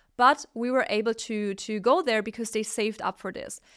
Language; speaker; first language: English; non-native, fluent; Italian